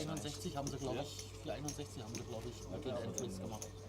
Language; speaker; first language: German; native; German